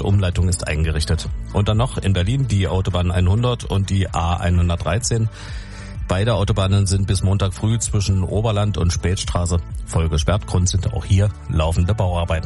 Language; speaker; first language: German; native; German